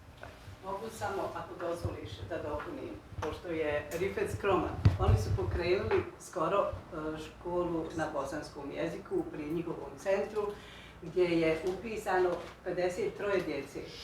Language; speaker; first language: Bosnian; native; Bosnian